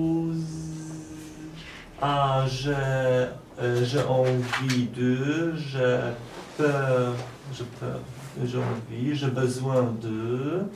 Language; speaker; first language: French; non-native, learner; Polish